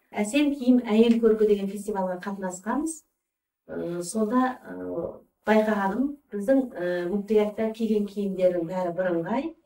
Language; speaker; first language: Kazakh; early bilingual, heritage; Kazakh